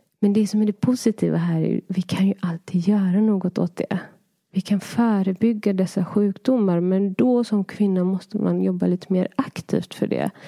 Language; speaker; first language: Swedish; early bilingual, other home language; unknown